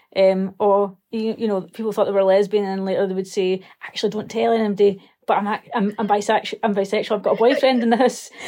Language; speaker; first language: English; native; English